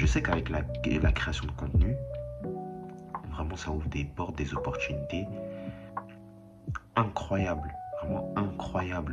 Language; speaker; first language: French; native; French